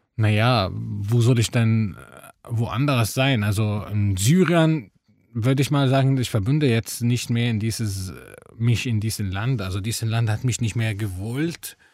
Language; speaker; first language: German; non-native, fluent; Arabic